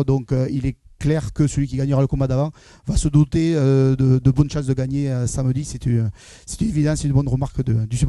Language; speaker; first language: French; native; French